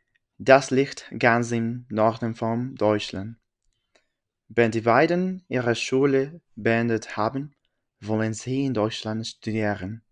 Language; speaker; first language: German; non-native, learner; French